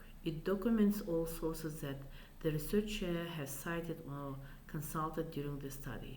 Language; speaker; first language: English; non-native, fluent; Kazakh